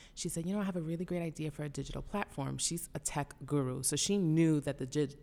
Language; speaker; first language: English; early bilingual, other home language; Spanish